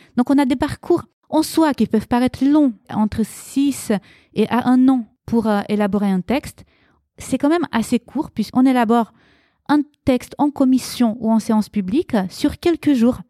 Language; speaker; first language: French; early bilingual, other home language; Romanian